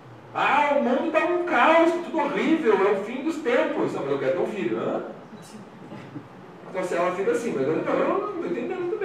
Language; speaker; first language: Portuguese; native; Portuguese